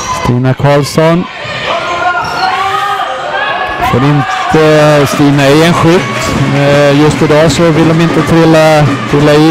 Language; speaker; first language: Swedish; native; Swedish